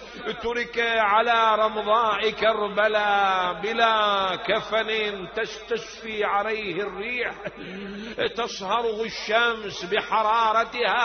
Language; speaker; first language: Arabic; native; Arabic